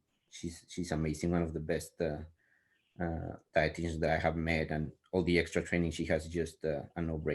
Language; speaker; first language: English; non-native, fluent; Spanish